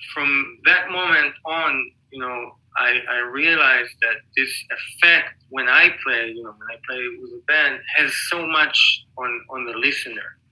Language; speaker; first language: English; non-native, fluent; Hebrew